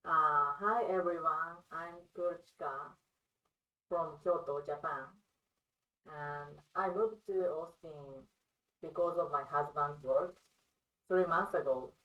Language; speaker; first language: English; non-native, fluent; Japanese